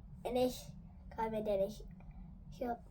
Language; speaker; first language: Irish; non-native, learner; English